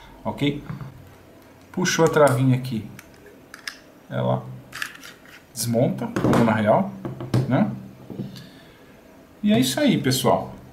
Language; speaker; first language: Portuguese; native; Portuguese